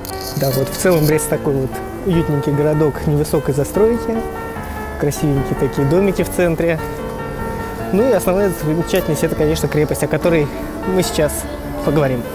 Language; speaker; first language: Russian; native; Russian